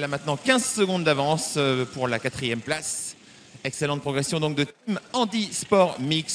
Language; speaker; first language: French; native; French